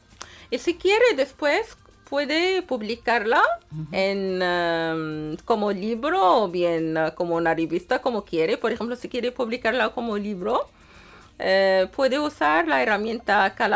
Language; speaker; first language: Spanish; non-native, fluent; Arabic